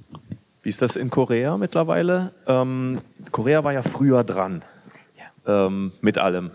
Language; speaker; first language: German; native; German